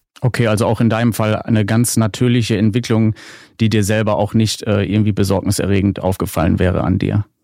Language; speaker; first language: German; native; German